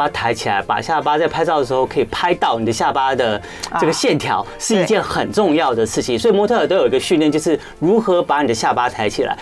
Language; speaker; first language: Chinese; native; Chinese